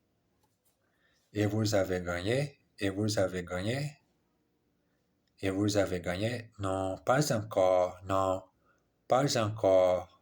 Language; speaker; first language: French; non-native, learner; English